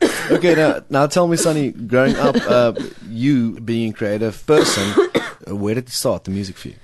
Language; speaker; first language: English; non-native, local second language; Afrikaans